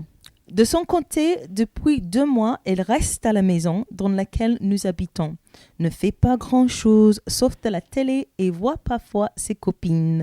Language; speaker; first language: French; non-native, learner; English